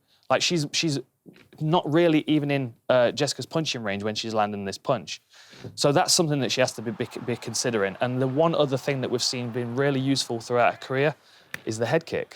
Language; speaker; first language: English; native; English